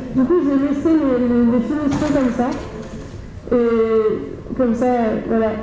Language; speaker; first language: French; native; French